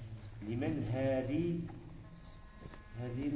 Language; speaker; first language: Arabic; non-native, learner; French